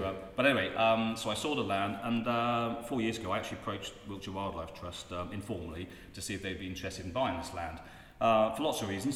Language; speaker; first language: English; native; English